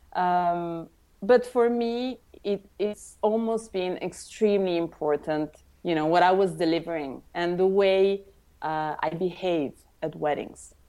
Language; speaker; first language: English; early bilingual, other home language; Italian